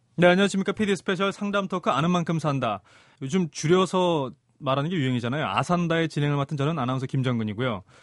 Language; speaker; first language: Korean; native; Korean